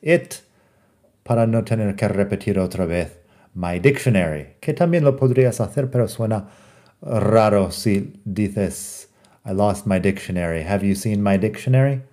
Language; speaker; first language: Spanish; non-native, fluent; English